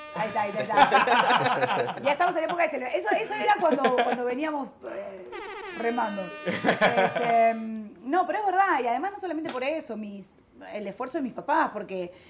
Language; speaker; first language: Spanish; native; Spanish